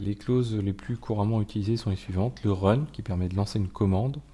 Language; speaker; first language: French; native; French